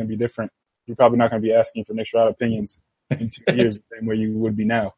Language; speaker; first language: English; native; English